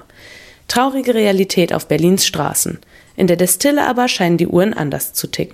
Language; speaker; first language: German; native; German